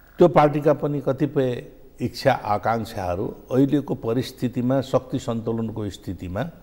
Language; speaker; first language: Nepali; native; Nepali